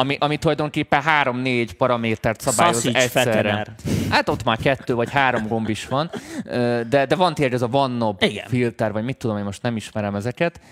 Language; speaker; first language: Hungarian; native; Hungarian